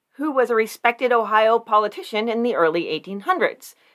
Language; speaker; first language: English; native; English